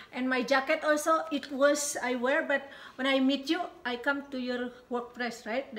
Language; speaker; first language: English; non-native, learner; Sundanese